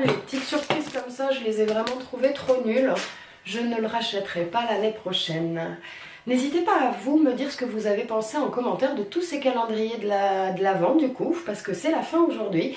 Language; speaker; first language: French; native; French